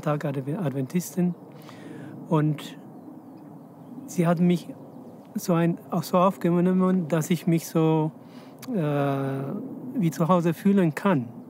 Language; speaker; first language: German; non-native, fluent; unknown